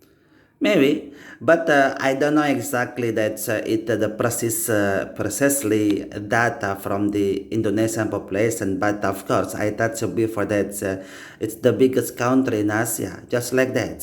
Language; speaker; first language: English; non-native, learner; Indonesian